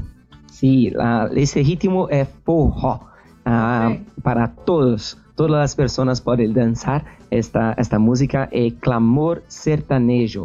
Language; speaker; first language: Spanish; non-native, learner; Portuguese